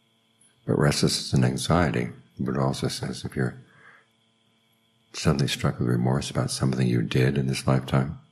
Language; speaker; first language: English; native; English